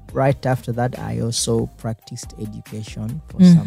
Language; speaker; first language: English; non-native, local second language; Ganda